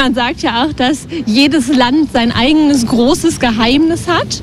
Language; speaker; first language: German; non-native, fluent; Latvian